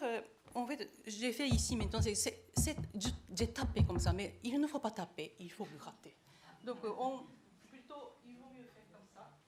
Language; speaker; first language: French; non-native, learner; Japanese